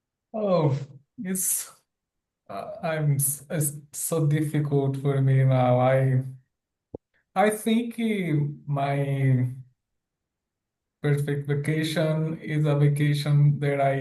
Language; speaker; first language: English; non-native, learner; Portuguese